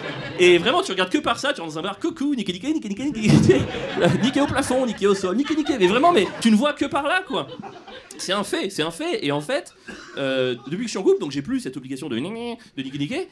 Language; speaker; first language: French; native; French